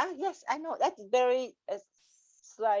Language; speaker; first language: English; non-native, learner; Japanese